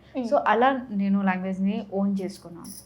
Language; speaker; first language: Telugu; non-native, fluent; Odia